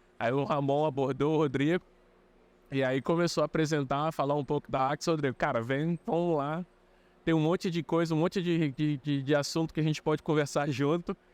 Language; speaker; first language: Portuguese; native; Portuguese